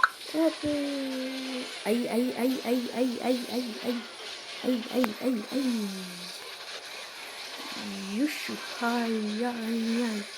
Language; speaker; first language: French; native; French